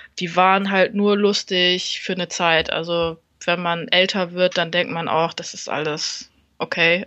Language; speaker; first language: German; early bilingual, other home language; Vietnamese